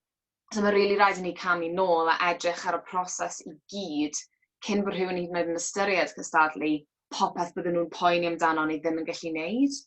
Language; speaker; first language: Welsh; native; Welsh